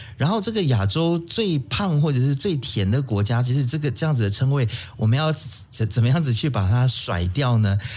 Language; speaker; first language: Chinese; native; Chinese